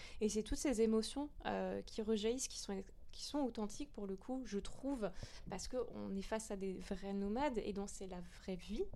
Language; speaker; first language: French; native; French